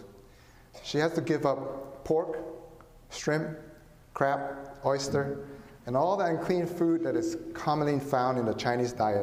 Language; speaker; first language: English; non-native, local second language; Chinese